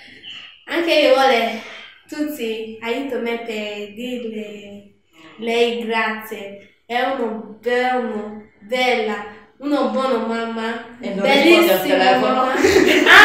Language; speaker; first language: Italian; non-native, learner; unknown